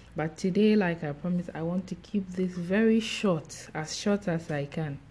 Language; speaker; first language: English; non-native, local second language; Akan